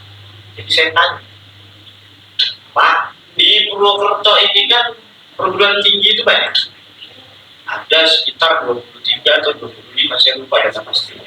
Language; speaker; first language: Indonesian; native; Indonesian